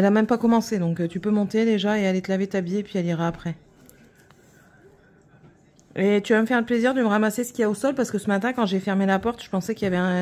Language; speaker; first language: French; native; French